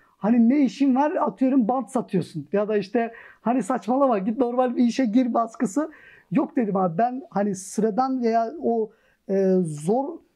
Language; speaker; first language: Turkish; early bilingual, heritage; Turkish